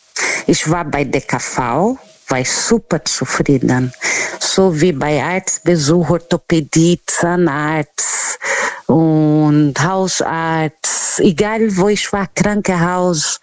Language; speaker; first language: German; non-native, learner; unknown